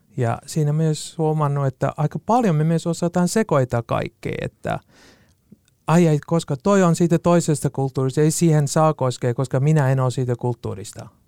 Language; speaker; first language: Finnish; non-native, fluent; Kurdish